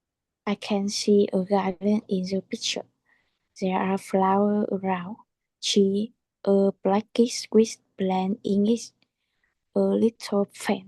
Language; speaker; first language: English; non-native, learner; Chinese